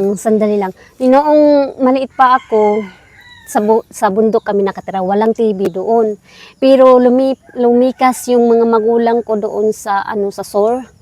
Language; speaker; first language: Filipino; non-native, local second language; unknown